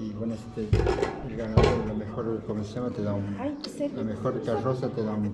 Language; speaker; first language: Spanish; native; Spanish